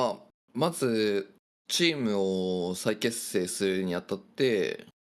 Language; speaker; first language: Japanese; native; Japanese